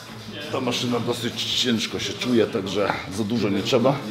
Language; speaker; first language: Polish; non-native, fluent; Lithuanian